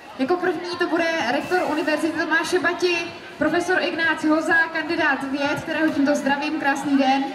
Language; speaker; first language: Czech; native; Czech